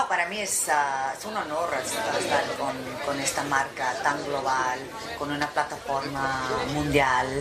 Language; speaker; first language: Spanish; early bilingual, heritage; English